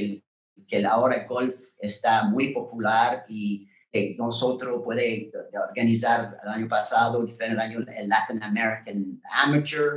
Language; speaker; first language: Spanish; non-native, learner; French